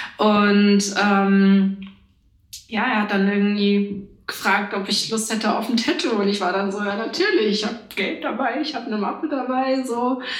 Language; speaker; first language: German; native; German